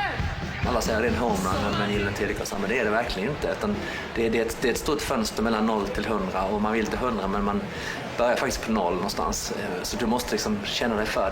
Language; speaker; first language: Swedish; native; Swedish